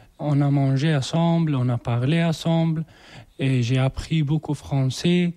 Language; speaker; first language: French; non-native, learner; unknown